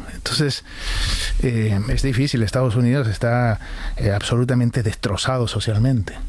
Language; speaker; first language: Spanish; native; Spanish